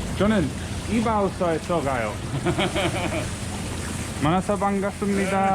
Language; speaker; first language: Korean; non-native, learner; English